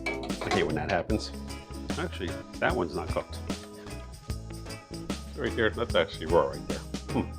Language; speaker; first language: English; native; English